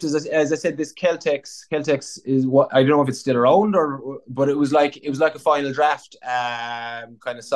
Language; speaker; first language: English; native; English